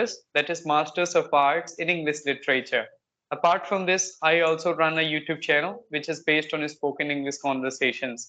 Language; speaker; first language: English; non-native, local second language; Hindi